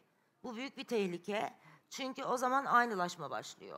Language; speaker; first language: Turkish; native; Turkish